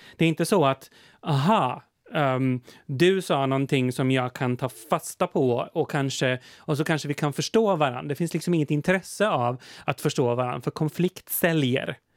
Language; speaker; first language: Swedish; native; Swedish